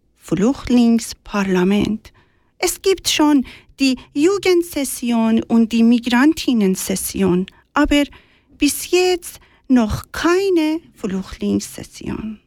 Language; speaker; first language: German; non-native, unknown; Persian